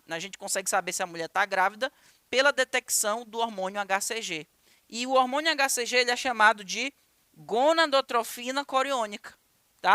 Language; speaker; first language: Portuguese; native; Portuguese